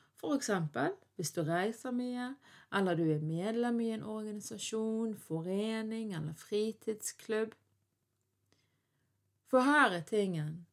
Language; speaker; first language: Norwegian; early bilingual, other home language; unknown